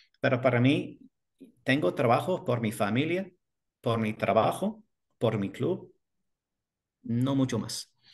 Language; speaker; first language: Spanish; non-native, learner; English